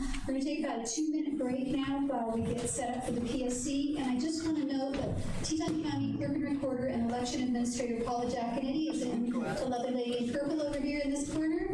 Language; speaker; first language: English; native; English